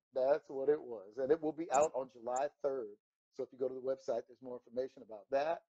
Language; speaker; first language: English; native; English